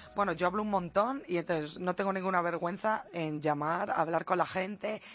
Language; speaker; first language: Spanish; native; Spanish